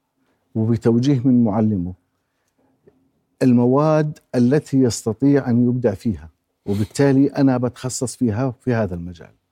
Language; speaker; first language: Arabic; native; Arabic